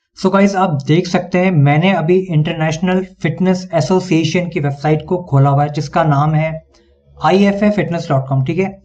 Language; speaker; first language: Hindi; native; Hindi